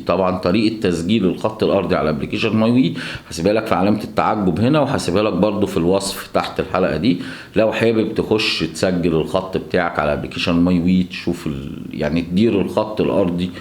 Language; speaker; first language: Arabic; native; Arabic